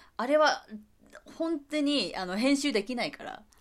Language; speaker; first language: Japanese; non-native, fluent; Chinese